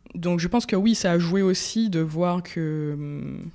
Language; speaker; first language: French; native; French